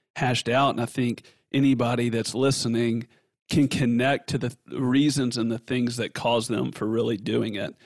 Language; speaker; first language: English; native; English